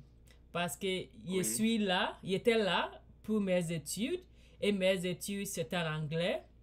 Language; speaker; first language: French; non-native, learner; English